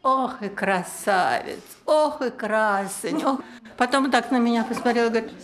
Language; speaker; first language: Czech; non-native, learner; Russian